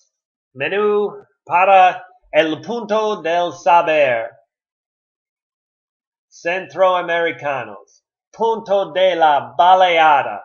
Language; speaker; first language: Spanish; non-native, learner; English